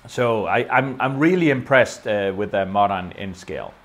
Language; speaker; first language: English; non-native, fluent; Danish